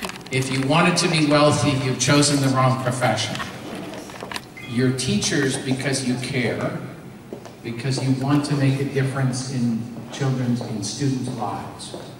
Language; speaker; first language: English; native; English